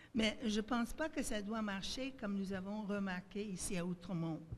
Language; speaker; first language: French; native; French